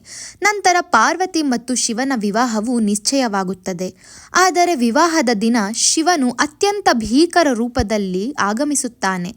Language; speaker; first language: Kannada; native; Kannada